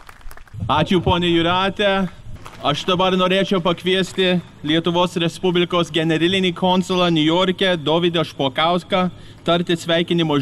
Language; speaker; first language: Lithuanian; early bilingual, heritage; Lithuanian